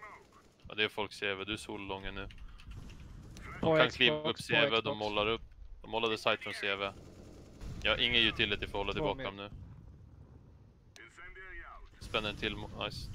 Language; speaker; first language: Swedish; native; Swedish